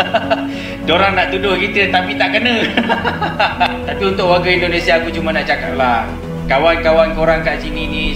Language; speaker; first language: Malay; native; Malay